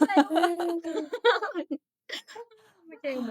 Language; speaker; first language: Korean; non-native, fluent; Japanese